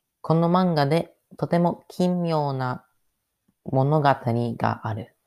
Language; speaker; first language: Japanese; non-native, learner; English